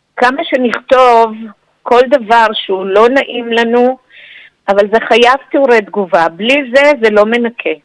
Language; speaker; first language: Hebrew; native; Hebrew